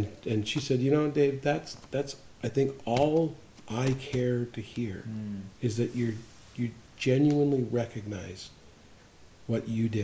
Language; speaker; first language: English; native; English